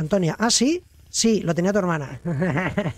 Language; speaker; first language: Spanish; native; Spanish